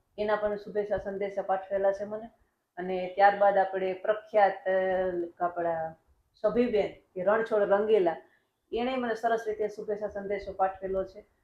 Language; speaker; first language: Gujarati; native; Gujarati